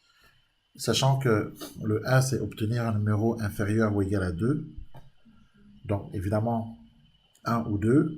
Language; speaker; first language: French; native; French